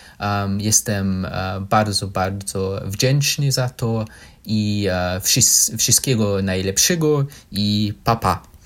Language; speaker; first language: Polish; non-native, learner; English